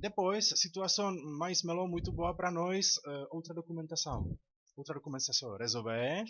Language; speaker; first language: Portuguese; non-native, learner; Czech